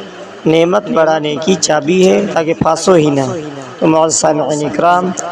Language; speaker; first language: Urdu; native; Urdu